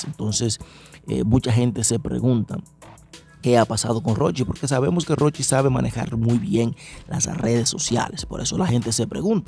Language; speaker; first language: Spanish; native; Spanish